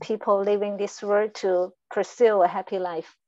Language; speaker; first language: English; non-native, learner; Chinese